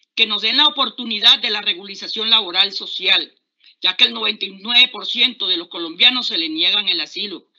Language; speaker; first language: Spanish; native; Spanish